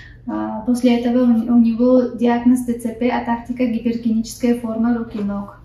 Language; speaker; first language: Russian; non-native, local second language; Tajik